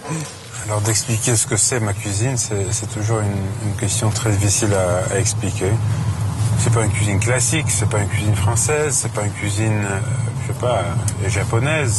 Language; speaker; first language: French; non-native, fluent; Swedish